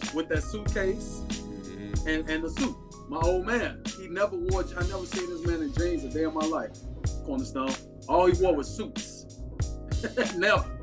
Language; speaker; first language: English; native; English